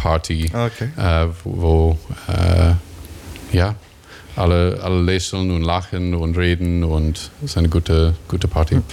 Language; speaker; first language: German; non-native, learner; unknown